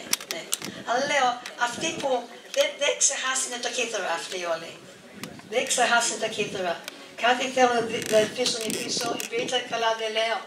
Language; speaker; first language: Greek; early bilingual, heritage; English